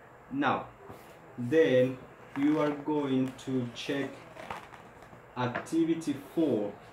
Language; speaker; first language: English; non-native, fluent; Spanish